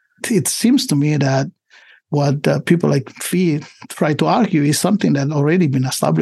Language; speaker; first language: English; non-native, fluent; Indonesian